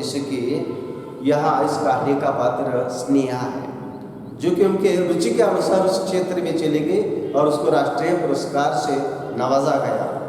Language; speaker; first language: Hindi; non-native, local second language; Marathi